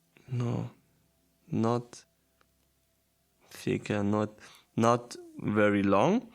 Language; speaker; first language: English; non-native, fluent; German